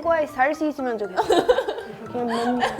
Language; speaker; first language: Korean; non-native, learner; English